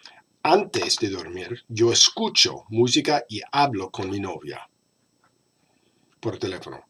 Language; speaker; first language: Spanish; non-native, fluent; English